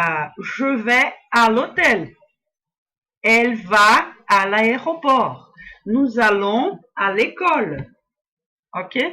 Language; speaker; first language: French; non-native, fluent; Portuguese